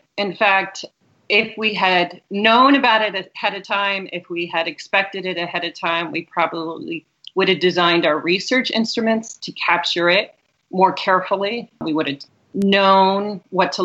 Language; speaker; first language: English; native; English